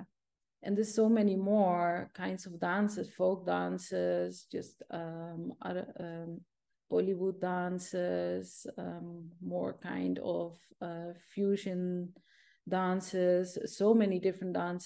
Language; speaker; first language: English; non-native, fluent; Dutch